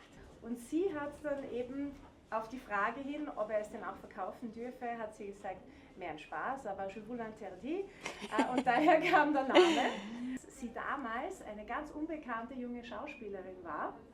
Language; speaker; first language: German; native; German